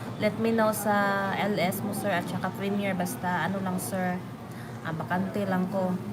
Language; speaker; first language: Filipino; non-native, local second language; Waray